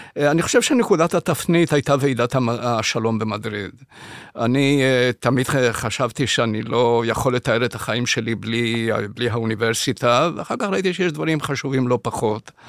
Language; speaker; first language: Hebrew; early bilingual, other home language; Spanish